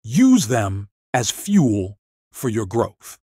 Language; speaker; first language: English; non-native, local second language; Filipino